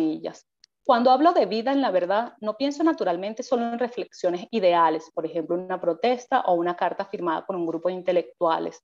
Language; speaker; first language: Spanish; native; Spanish